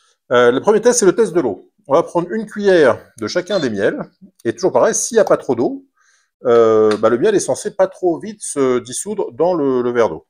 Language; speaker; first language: French; native; French